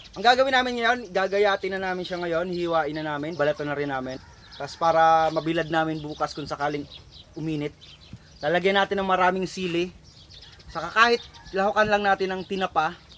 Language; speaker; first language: Filipino; non-native, local second language; Bikol